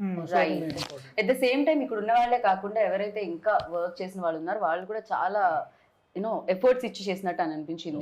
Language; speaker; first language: Telugu; native; Telugu